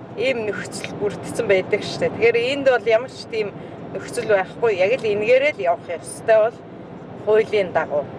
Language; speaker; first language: Mongolian; native; Mongolian